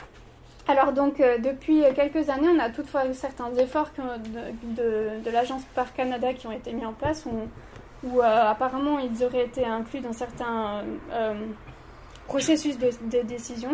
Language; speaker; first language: French; native; French